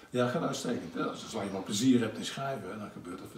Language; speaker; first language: Dutch; native; Dutch